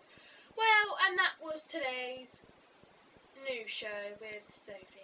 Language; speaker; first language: English; native; English